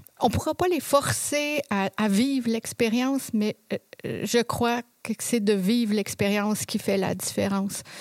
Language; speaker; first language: French; native; French